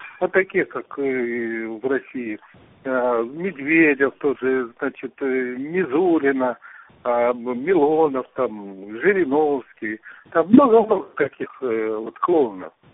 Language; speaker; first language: Russian; non-native, local second language; Uzbek